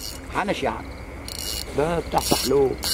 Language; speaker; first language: Arabic; native; Arabic